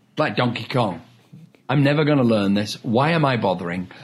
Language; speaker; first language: English; native; English